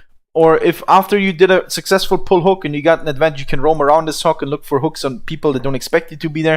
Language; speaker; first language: English; non-native, fluent; German